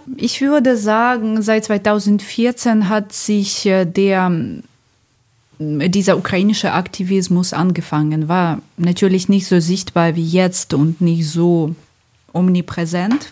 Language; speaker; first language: German; non-native, fluent; Ukrainian